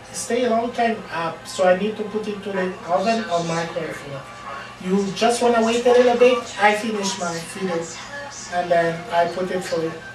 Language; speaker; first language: English; non-native, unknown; Lingala